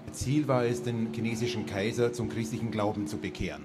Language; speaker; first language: German; native; German